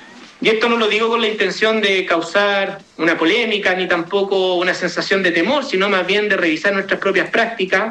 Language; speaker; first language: Spanish; native; Spanish